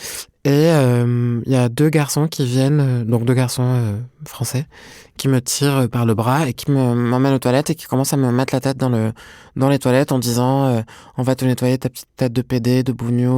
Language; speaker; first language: French; non-native, local second language; Arabic